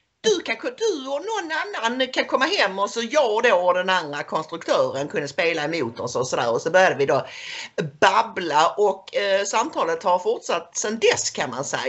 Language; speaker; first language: Swedish; native; Swedish